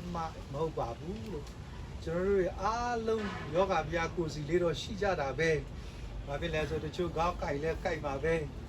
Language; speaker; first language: Burmese; non-native, local second language; S'gaw Karen